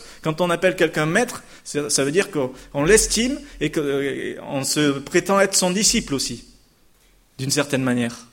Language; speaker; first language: French; native; French